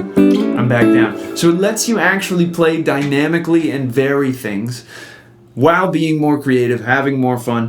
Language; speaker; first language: English; native; English